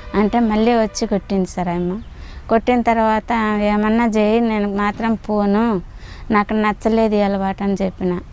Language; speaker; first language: Telugu; native; Telugu